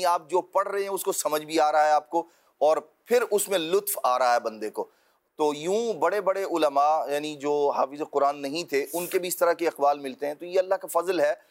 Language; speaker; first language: Urdu; non-native, local second language; Punjabi